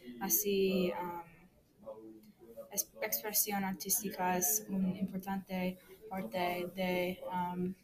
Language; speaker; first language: Spanish; non-native, learner; English